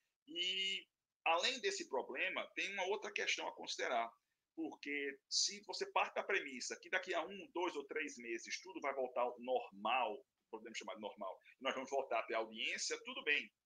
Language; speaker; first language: Portuguese; native; Portuguese